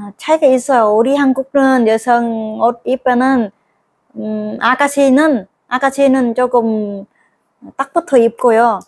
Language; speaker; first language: Korean; non-native, learner; Vietnamese